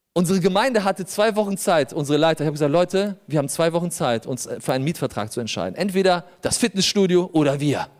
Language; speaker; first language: German; early bilingual, other home language; Polish